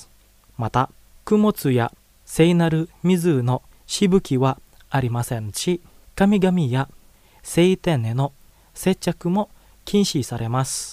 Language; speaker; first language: Japanese; non-native, fluent; Indonesian